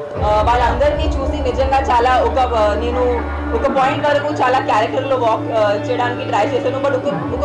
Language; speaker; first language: Telugu; non-native, fluent; Hindi